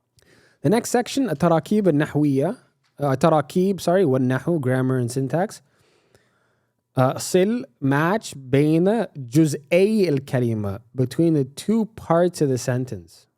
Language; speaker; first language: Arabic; non-native, fluent; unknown